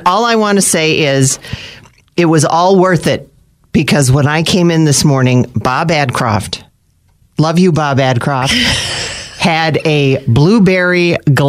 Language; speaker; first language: English; native; English